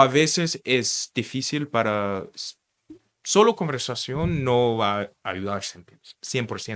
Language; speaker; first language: Spanish; non-native, fluent; English